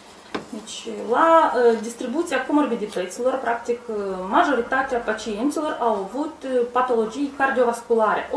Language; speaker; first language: Romanian; native; Romanian